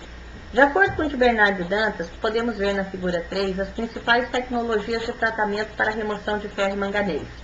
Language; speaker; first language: Portuguese; native; Portuguese